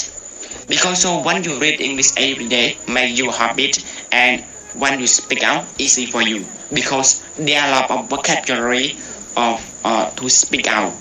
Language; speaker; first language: English; non-native, learner; Khmer